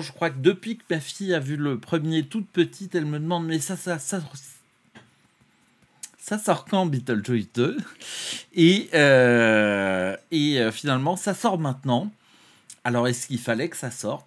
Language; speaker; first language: French; native; French